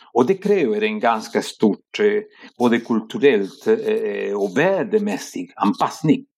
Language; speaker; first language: Swedish; non-native, fluent; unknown